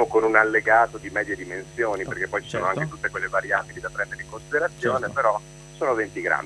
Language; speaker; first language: Italian; native; Italian